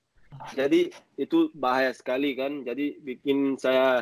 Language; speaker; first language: Indonesian; non-native, learner; Portuguese